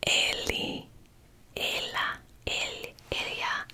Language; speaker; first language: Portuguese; non-native, learner; English